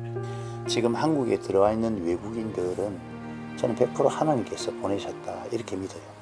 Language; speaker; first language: Korean; native; Korean